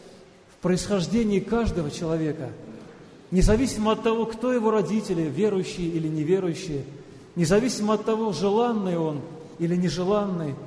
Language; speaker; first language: Russian; native; Russian